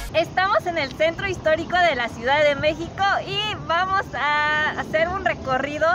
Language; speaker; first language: Spanish; native; Spanish